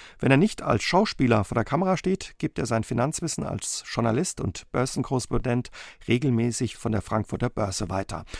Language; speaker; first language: German; native; German